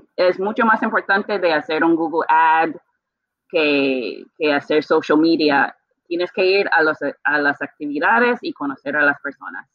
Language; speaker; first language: Spanish; non-native, fluent; English